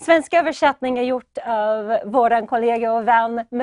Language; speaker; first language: Swedish; non-native, fluent; English